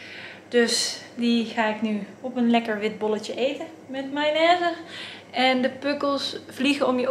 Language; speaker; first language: Dutch; native; Dutch